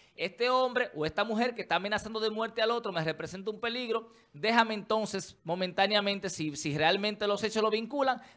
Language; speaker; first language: Spanish; native; Spanish